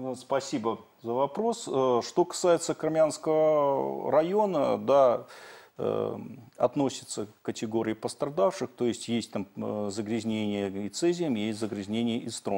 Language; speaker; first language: Russian; native; Russian